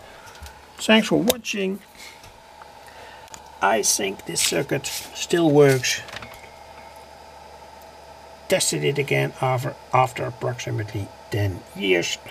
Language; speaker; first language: English; non-native, fluent; Dutch